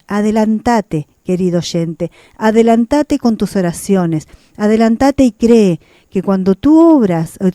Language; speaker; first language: Spanish; native; Spanish